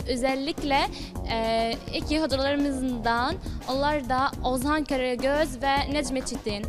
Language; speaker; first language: Turkish; non-native, learner; Arabic